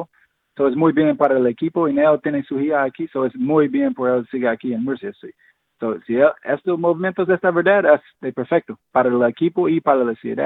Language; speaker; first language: Spanish; non-native, fluent; English